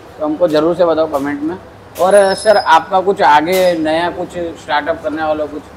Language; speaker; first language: Hindi; non-native, local second language; Gujarati